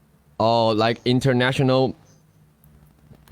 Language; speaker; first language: English; non-native, fluent; Chinese